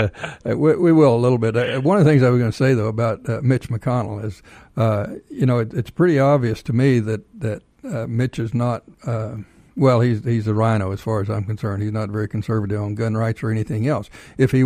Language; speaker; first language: English; native; English